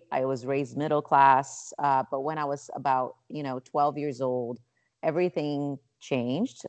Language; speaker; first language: English; non-native, fluent; Portuguese